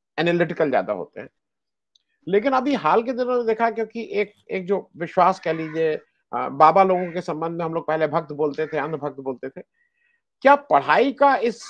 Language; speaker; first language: Hindi; native; Hindi